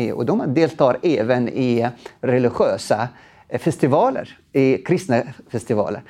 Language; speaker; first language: Swedish; non-native, fluent; Arabic